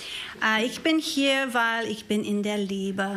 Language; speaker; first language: German; non-native, learner; English